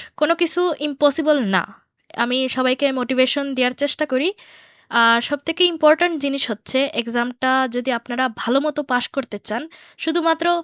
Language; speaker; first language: Bangla; early bilingual, heritage; Bangla